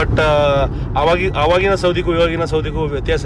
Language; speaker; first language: Kannada; native; Kannada